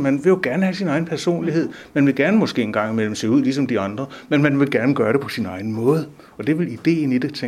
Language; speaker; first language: Danish; native; Danish